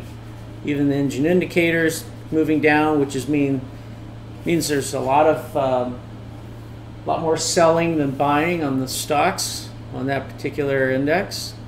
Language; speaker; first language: English; native; English